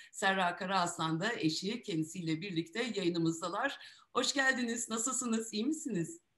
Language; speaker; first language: Turkish; native; Turkish